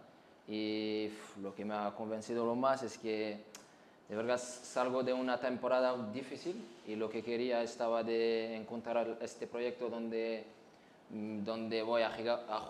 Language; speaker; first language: Spanish; non-native, fluent; French